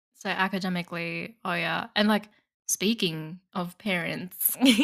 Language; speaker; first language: English; non-native, local second language; Vietnamese